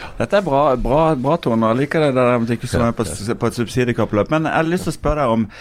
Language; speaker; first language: Norwegian; native; Norwegian